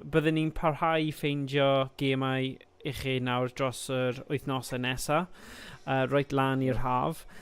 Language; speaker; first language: Welsh; non-native, local second language; English